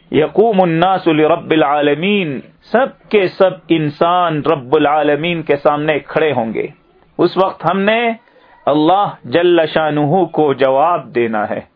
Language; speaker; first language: Urdu; native; Urdu